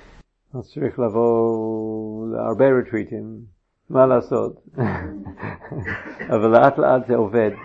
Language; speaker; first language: Hebrew; non-native, fluent; English